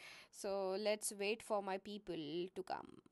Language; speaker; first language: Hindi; non-native, local second language; Marathi